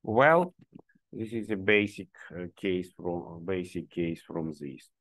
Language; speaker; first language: English; non-native, learner; Ukrainian